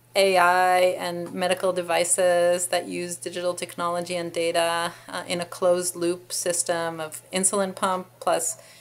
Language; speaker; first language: English; non-native, fluent; Hebrew